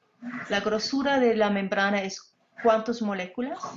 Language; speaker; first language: Spanish; non-native, fluent; English